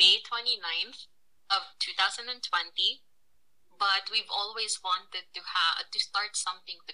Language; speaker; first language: English; non-native, local second language; Filipino